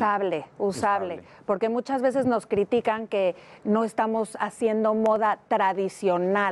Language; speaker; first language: Spanish; native; Spanish